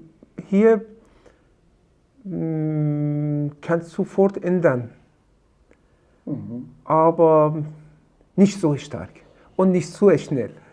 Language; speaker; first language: German; non-native, learner; Persian